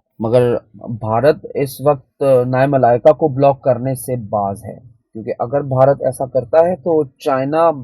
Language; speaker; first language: Urdu; native; Urdu